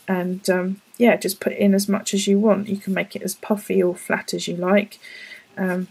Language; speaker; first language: English; native; English